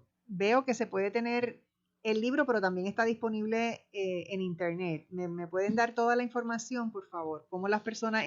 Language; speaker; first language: Spanish; native; Spanish